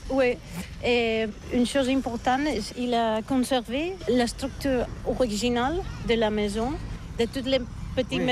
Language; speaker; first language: French; non-native, learner; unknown